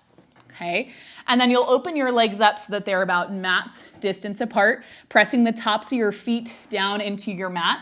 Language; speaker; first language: English; native; English